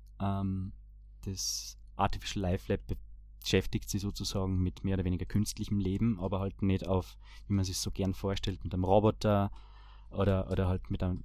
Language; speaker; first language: German; early bilingual, other home language; Bosnian